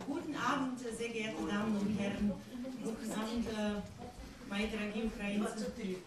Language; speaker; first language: German; non-native, fluent; Russian